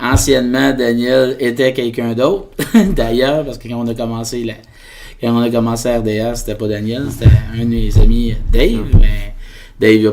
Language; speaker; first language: French; native; French